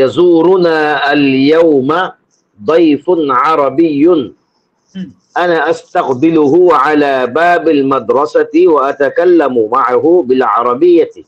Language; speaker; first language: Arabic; non-native, learner; Bangla